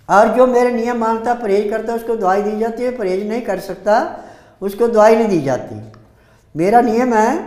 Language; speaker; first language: Hindi; native; Hindi